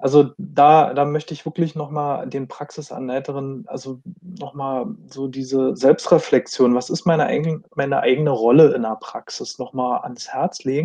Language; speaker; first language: German; native; German